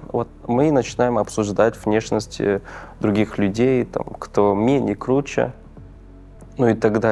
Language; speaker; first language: Russian; non-native, fluent; Korean